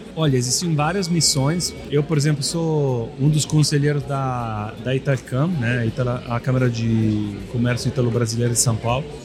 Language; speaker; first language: Portuguese; non-native, fluent; Italian